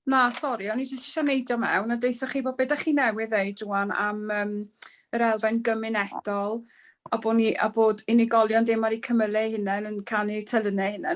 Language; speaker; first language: Welsh; native; Welsh